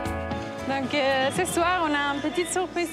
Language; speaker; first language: French; non-native, fluent; Spanish